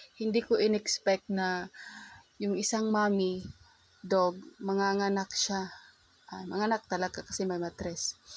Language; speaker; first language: Filipino; non-native, local second language; Cebuano